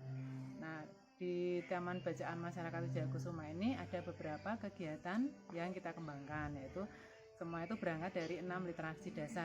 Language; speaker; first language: Indonesian; native; Indonesian